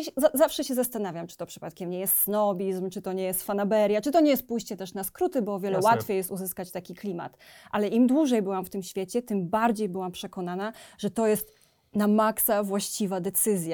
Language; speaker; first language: Polish; native; Polish